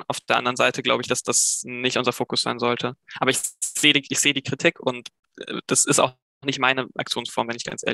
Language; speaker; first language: German; native; German